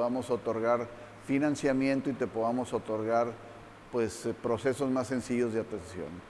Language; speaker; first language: Spanish; native; Spanish